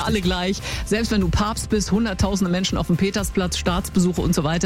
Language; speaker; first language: German; native; German